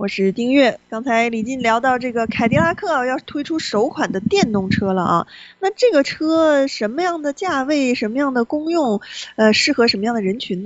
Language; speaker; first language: Chinese; native; Chinese